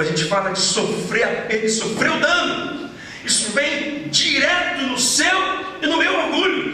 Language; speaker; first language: Portuguese; native; Portuguese